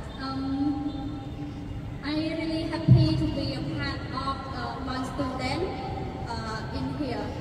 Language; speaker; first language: English; non-native, learner; Khmer